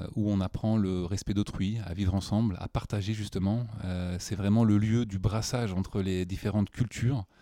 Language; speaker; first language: French; native; French